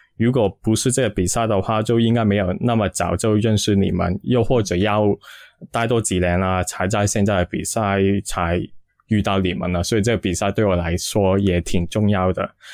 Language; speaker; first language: Chinese; non-native, local second language; Cantonese